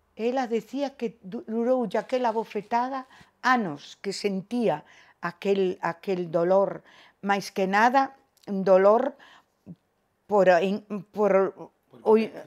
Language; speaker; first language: Galician; native; Galician